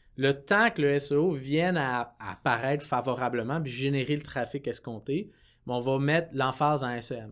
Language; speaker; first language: French; native; French